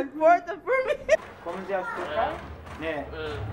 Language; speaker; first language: English; non-native, fluent; Greek